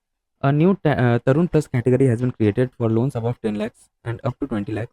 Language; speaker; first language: English; non-native, local second language; Hindi